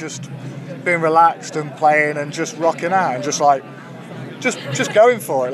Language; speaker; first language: English; native; English